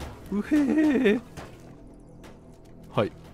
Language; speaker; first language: Japanese; native; Japanese